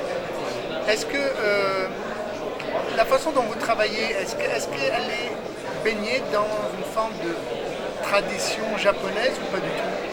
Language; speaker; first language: French; native; French